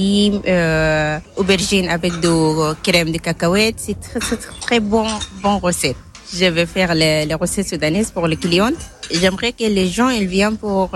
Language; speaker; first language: French; non-native, learner; Arabic